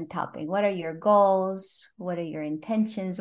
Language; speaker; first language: English; non-native, fluent; Spanish